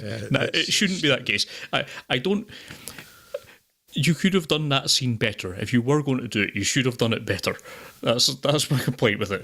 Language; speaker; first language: English; native; English